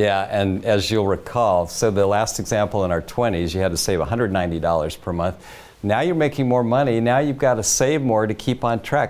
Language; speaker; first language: English; native; English